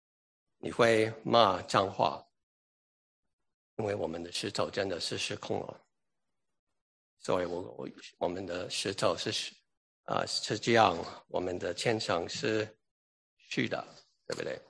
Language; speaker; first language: Chinese; early bilingual, heritage; English